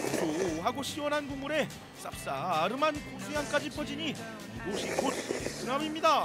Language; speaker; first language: Korean; native; Korean